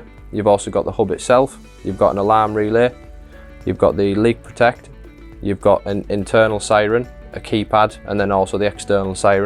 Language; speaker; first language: English; native; English